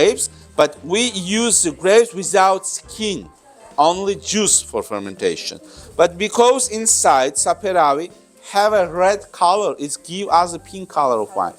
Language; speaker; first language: English; non-native, learner; Georgian